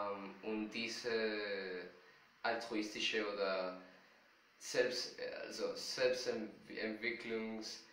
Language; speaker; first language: German; non-native, fluent; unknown